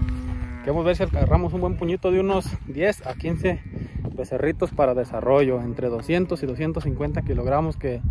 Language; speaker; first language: Spanish; native; Spanish